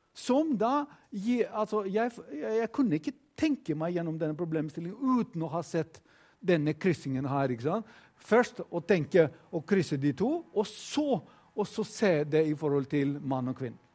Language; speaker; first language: Norwegian; non-native, fluent; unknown